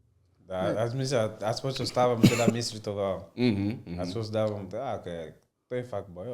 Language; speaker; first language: Bulgarian; non-native, learner; Portuguese